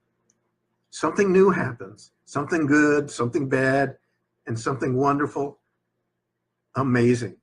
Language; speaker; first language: English; native; English